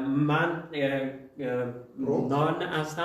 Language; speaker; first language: Persian; early bilingual, heritage; Persian